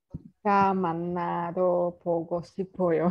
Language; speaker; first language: Korean; non-native, learner; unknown